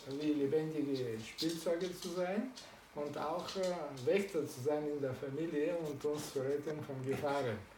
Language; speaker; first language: German; non-native, learner; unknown